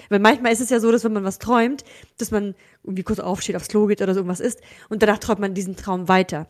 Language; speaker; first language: German; early bilingual, other home language; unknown